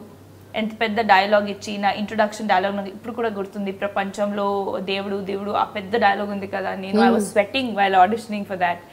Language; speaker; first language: Telugu; non-native, local second language; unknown